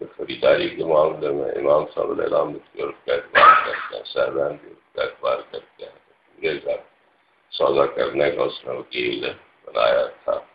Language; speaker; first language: Urdu; non-native, local second language; Punjabi